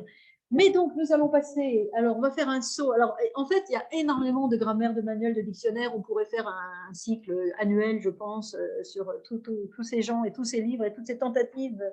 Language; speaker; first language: French; native; French